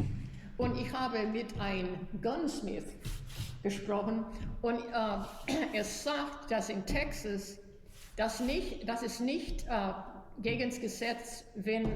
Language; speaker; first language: German; early bilingual, heritage; German